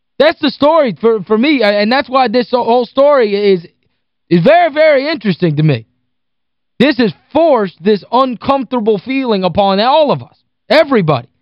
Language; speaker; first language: English; native; English